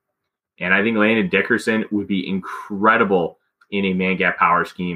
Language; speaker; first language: English; native; English